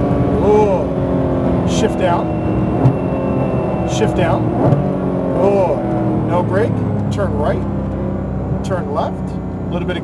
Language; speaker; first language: English; native; English